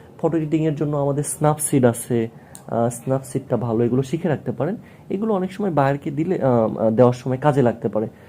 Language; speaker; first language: Bangla; native; Bangla